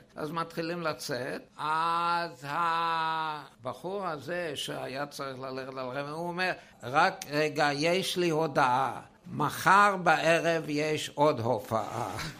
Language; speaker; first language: Hebrew; non-native, fluent; German